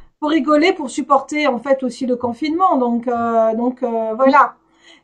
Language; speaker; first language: French; native; French